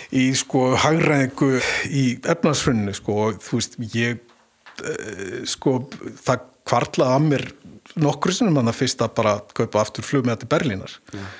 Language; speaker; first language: Icelandic; native; Icelandic